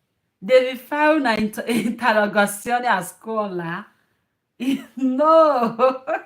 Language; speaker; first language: Italian; non-native, learner; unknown